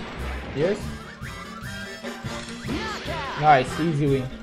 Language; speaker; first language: English; non-native, learner; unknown